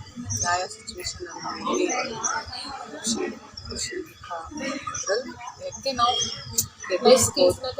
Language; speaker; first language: Kannada; non-native, local second language; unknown